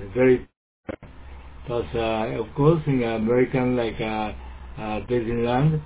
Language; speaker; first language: English; non-native, learner; Japanese